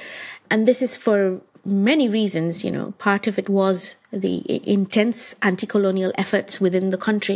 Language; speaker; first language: English; non-native, local second language; Bangla